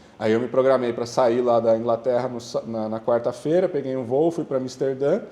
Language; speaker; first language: Portuguese; native; Portuguese